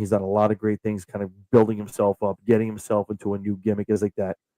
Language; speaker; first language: English; native; English